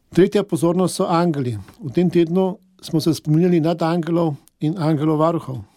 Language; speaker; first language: Slovenian; native; Slovenian